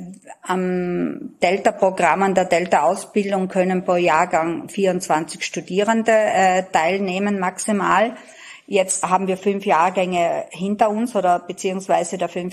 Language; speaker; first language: German; native; German